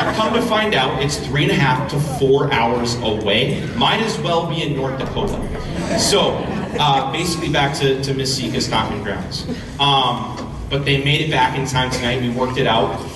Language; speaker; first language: English; native; English